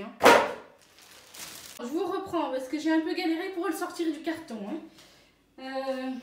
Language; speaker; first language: French; native; French